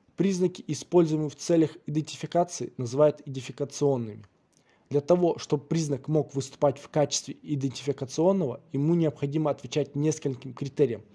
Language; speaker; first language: Russian; non-native, local second language; Kazakh